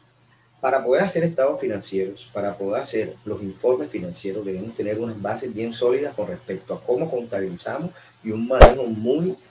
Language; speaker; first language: Spanish; native; Spanish